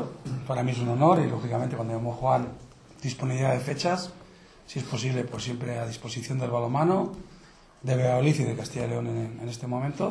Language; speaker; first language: Spanish; native; Spanish